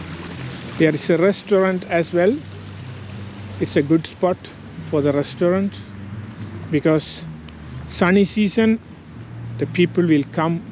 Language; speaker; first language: English; non-native, fluent; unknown